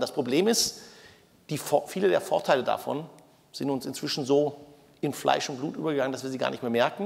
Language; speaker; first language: German; native; German